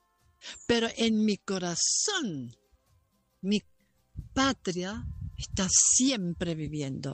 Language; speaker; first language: Spanish; non-native, local second language; German